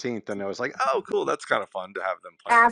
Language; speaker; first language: English; native; English